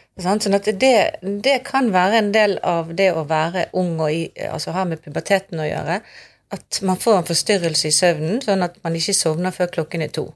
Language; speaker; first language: Norwegian; native; Norwegian